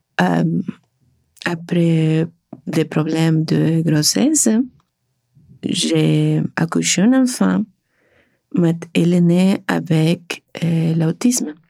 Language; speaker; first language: French; non-native, learner; Spanish